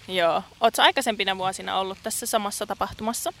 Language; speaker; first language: Finnish; native; Finnish